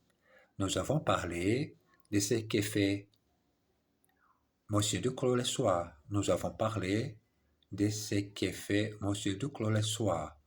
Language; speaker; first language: French; non-native, learner; English